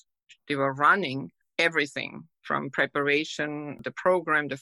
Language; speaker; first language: English; non-native, fluent; German